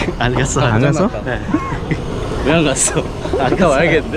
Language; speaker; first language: Korean; native; Korean